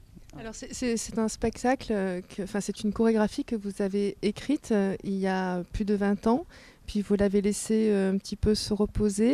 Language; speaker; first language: French; native; French